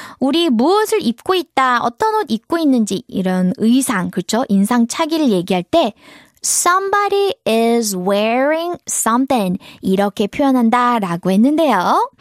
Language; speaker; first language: Korean; native; Korean